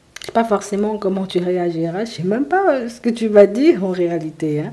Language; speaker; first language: French; native; French